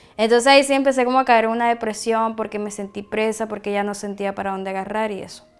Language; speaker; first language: Spanish; native; Spanish